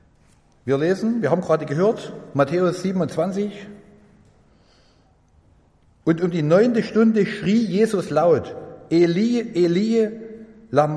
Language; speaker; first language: German; native; German